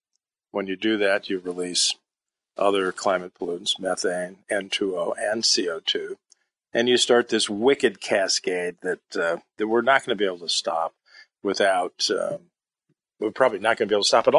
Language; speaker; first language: English; native; English